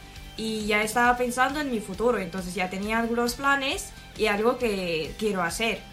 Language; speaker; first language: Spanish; non-native, learner; Ukrainian